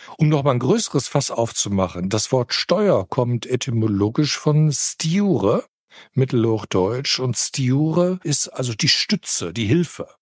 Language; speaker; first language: German; native; German